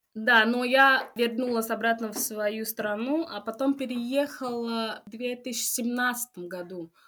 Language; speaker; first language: Russian; non-native, fluent; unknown